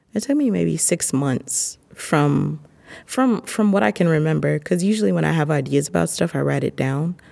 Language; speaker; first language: English; native; English